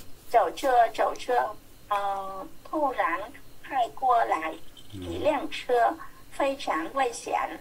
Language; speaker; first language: Chinese; non-native, learner; Vietnamese